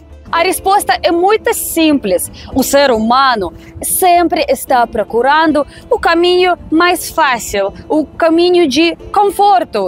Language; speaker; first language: Portuguese; non-native, fluent; Russian